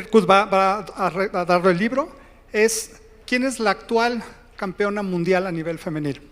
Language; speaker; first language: Spanish; native; Spanish